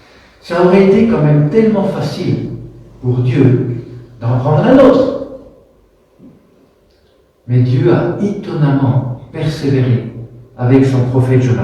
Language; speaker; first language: French; native; French